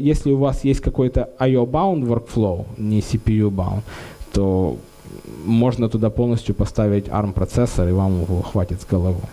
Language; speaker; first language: Russian; native; Russian